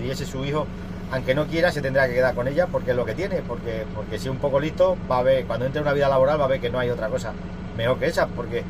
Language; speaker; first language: Spanish; native; Spanish